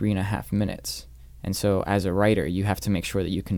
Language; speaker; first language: English; native; English